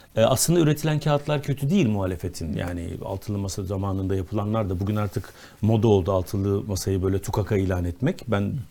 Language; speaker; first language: Turkish; native; Turkish